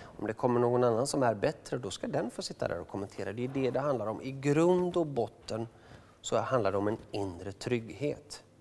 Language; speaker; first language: Swedish; early bilingual, other home language; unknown